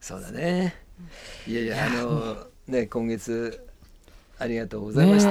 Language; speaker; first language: Japanese; native; Japanese